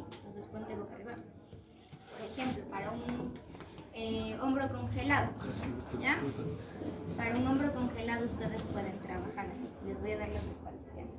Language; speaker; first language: Spanish; native; Spanish